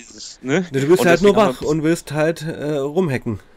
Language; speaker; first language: German; native; German